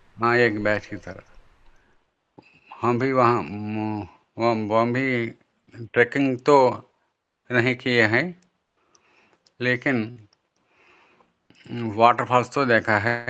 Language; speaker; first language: Hindi; non-native, local second language; Telugu